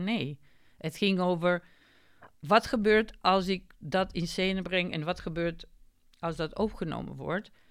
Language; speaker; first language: Dutch; non-native, fluent; Macedonian